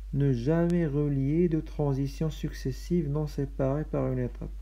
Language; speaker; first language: French; non-native, local second language; Arabic